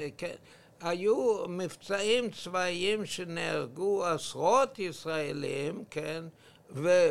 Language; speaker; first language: Hebrew; non-native, fluent; English